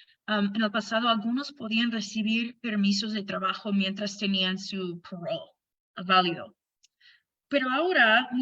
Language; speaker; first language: Spanish; non-native, fluent; English